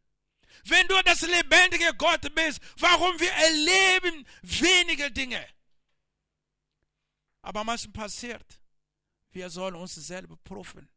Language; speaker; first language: German; non-native, learner; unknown